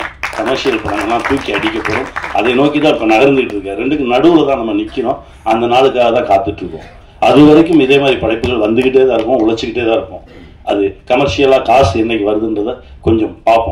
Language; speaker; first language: Tamil; native; Tamil